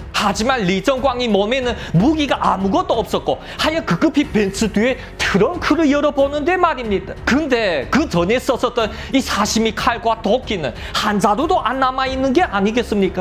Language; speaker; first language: Korean; native; Korean